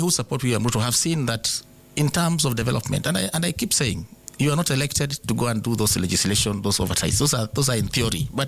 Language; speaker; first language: English; non-native, local second language; Gusii